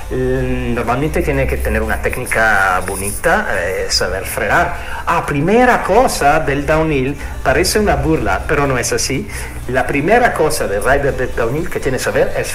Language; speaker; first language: Spanish; non-native, fluent; Italian